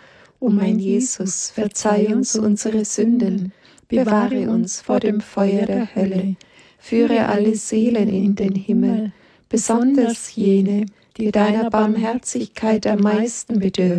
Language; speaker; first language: German; native; German